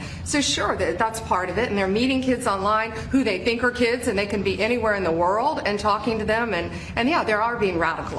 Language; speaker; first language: English; native; English